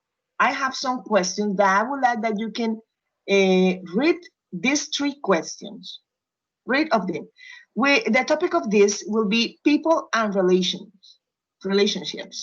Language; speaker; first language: English; non-native, fluent; Spanish